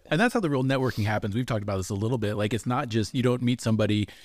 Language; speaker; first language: English; native; English